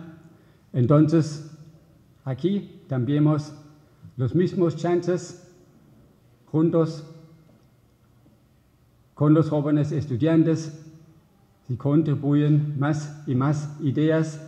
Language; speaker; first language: Spanish; non-native, fluent; German